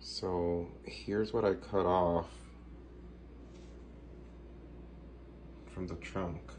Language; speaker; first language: English; native; English